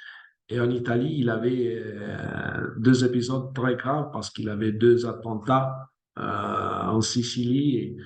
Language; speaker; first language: French; non-native, fluent; Italian